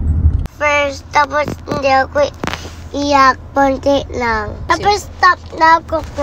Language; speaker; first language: Filipino; early bilingual, heritage; Filipino